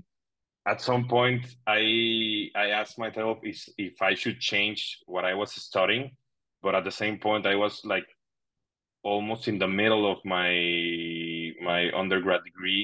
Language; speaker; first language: English; non-native, fluent; Spanish